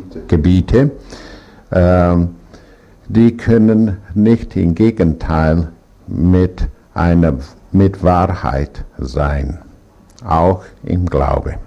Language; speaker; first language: German; non-native, learner; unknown